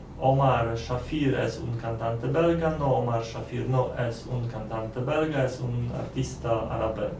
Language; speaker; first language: Spanish; non-native, learner; Polish